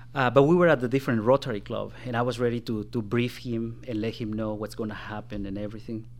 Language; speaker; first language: English; non-native, fluent; Spanish